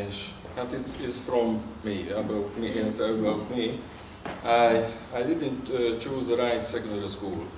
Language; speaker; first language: English; non-native, learner; Hungarian